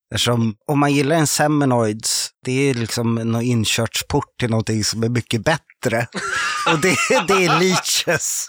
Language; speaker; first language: Swedish; non-native, fluent; French